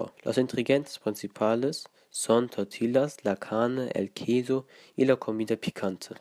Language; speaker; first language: Spanish; non-native, learner; German